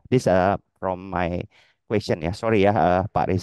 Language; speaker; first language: English; non-native, learner; Indonesian